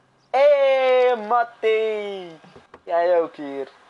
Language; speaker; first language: Dutch; early bilingual, other home language; Bosnian